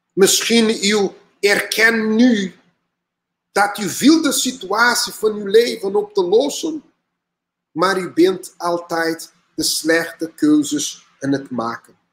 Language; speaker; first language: Dutch; non-native, learner; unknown